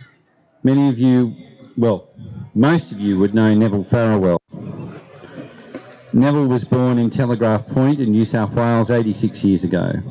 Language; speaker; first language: English; native; English